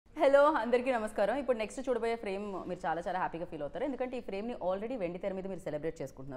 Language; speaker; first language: Telugu; native; Telugu